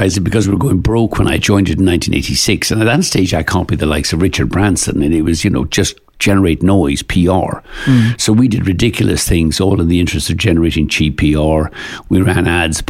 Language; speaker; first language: English; native; English